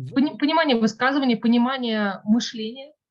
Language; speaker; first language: Russian; native; Russian